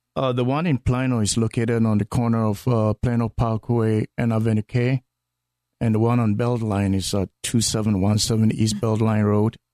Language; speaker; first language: English; non-native, local second language; Akan